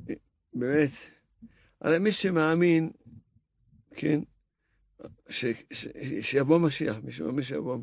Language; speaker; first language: Hebrew; non-native, fluent; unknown